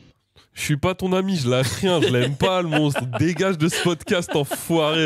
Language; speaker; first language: French; native; French